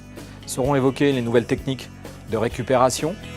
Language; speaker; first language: French; native; French